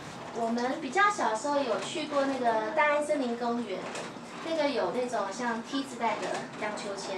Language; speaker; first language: Chinese; native; Chinese